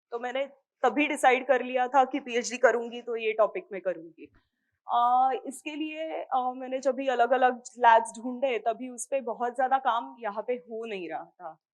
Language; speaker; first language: Hindi; non-native, local second language; Marathi